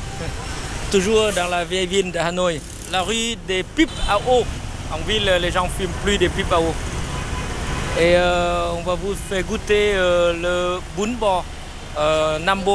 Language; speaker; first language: French; non-native, fluent; Vietnamese